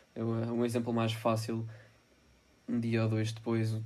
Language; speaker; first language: Portuguese; non-native, fluent; Italian